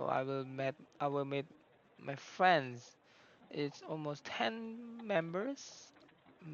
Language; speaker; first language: English; non-native, learner; Korean